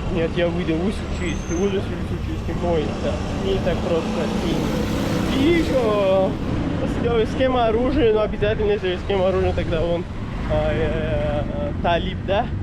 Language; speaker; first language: Russian; non-native, learner; Pashto